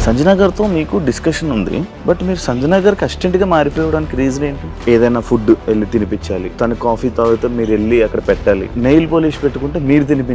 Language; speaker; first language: Telugu; native; Telugu